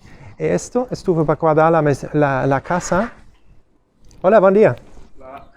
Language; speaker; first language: Spanish; non-native, learner; German